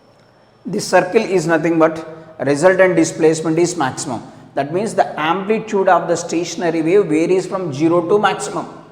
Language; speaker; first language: English; non-native, local second language; Telugu